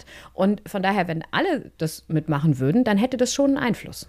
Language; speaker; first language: German; native; German